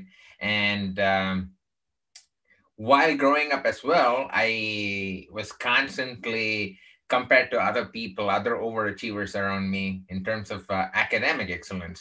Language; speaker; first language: English; non-native, local second language; Tamil